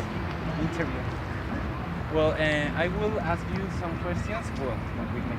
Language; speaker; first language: English; non-native, learner; Spanish